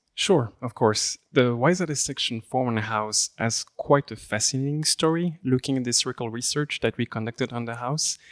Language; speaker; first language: English; non-native, fluent; French